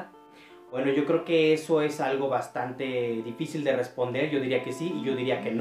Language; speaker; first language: Spanish; native; Spanish